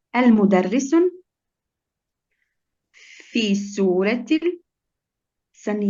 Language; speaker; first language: Arabic; non-native, learner; Bosnian